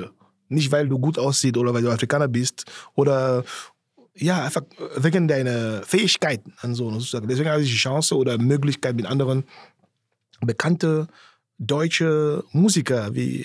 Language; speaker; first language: German; non-native, fluent; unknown